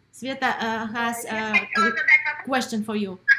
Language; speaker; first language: English; non-native, learner; Russian